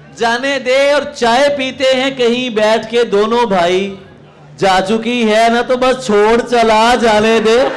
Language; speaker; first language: Urdu; non-native, local second language; Punjabi